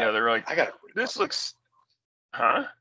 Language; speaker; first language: English; native; English